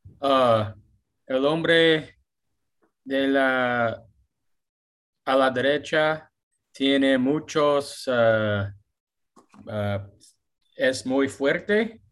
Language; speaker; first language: Spanish; non-native, learner; English